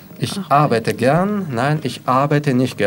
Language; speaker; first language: German; non-native, fluent; Russian